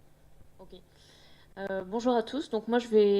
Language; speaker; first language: French; native; French